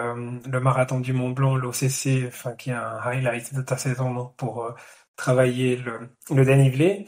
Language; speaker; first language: French; native; French